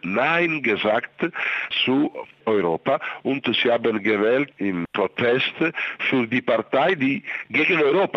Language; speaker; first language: German; non-native, fluent; Italian